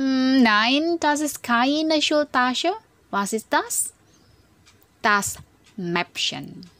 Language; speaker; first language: German; non-native, learner; Indonesian